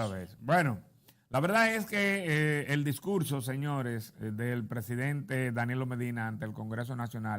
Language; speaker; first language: Spanish; native; Spanish